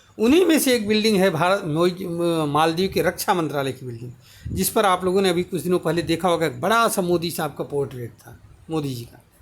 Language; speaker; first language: Hindi; native; Hindi